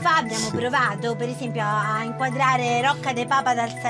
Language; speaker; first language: Italian; native; Italian